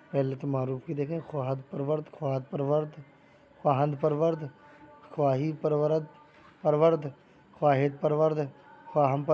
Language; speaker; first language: Persian; non-native, fluent; Urdu